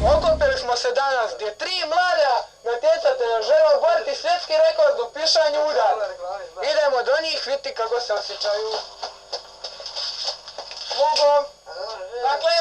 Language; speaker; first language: Bosnian; native; Bosnian